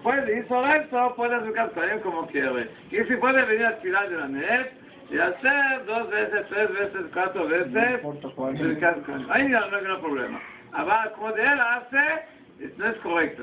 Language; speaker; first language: Spanish; non-native, learner; Hebrew